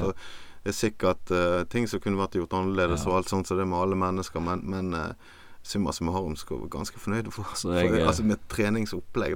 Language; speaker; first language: Norwegian; native; Norwegian